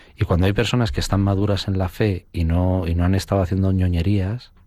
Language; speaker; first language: Spanish; native; Spanish